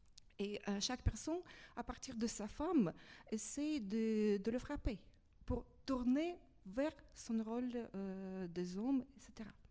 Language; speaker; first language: French; non-native, fluent; Russian